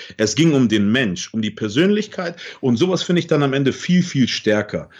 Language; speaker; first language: German; early bilingual, other home language; Russian